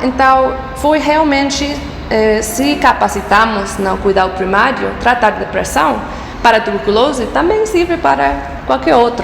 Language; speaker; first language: Portuguese; non-native, fluent; English